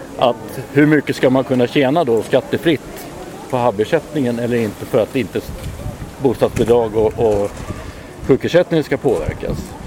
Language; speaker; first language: Swedish; native; Swedish